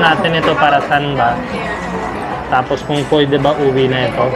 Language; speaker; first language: Filipino; non-native, learner; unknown